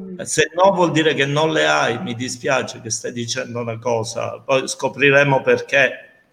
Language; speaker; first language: Italian; native; Italian